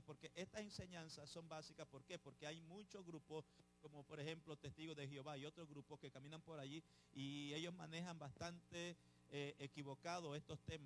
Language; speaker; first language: Spanish; native; Spanish